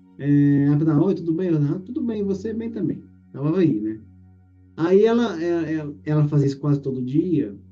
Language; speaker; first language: Portuguese; native; Portuguese